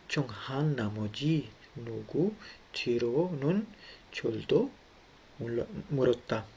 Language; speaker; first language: Korean; non-native, fluent; Urdu